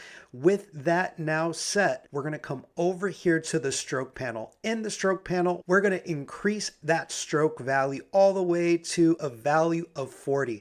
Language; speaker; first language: English; native; English